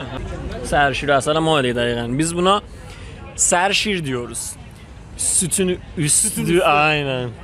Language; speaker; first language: Turkish; non-native, learner; Persian